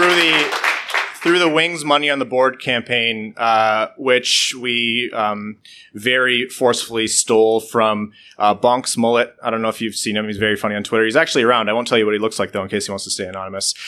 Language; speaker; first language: English; native; English